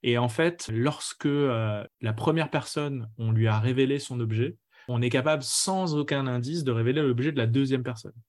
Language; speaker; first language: French; native; French